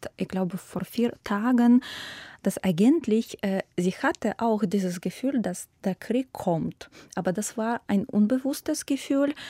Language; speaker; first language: German; non-native, fluent; Ukrainian